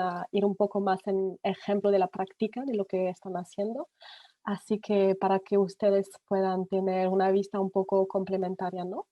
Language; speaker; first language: Spanish; non-native, fluent; French